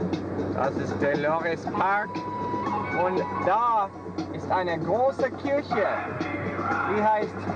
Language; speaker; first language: German; non-native, learner; English